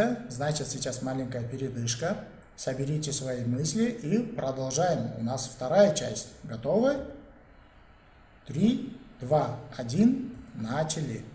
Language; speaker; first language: Russian; non-native, local second language; Uzbek